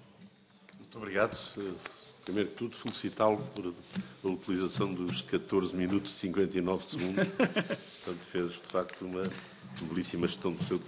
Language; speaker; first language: Portuguese; native; Portuguese